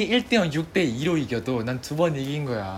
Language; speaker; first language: Korean; native; Korean